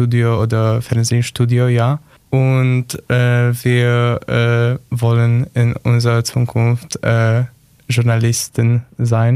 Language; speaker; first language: German; non-native, learner; Polish